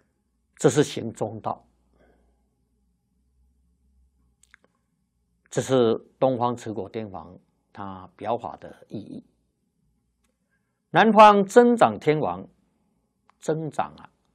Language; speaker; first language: Chinese; native; Chinese